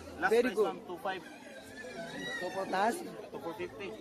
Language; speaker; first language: English; non-native, learner; Korean